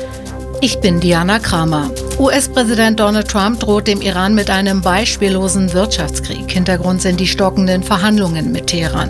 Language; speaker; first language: German; native; German